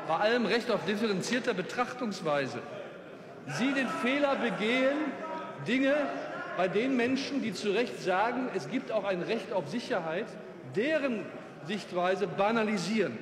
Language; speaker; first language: German; native; German